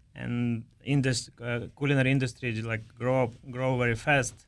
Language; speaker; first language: English; non-native, learner; Ukrainian